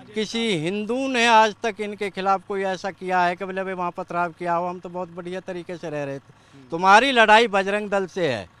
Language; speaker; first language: Hindi; native; Hindi